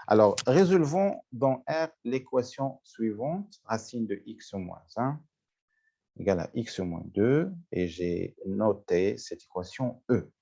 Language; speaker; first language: French; non-native, local second language; Arabic